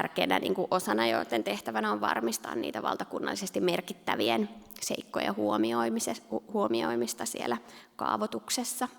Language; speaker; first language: Finnish; native; Finnish